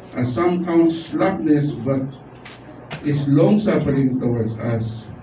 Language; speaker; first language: English; non-native, local second language; Filipino